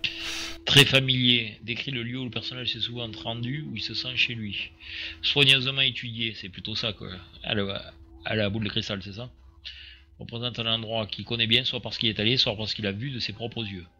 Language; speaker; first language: French; native; French